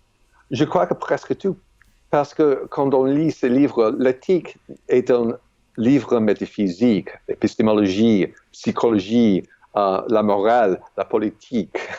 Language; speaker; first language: French; non-native, fluent; English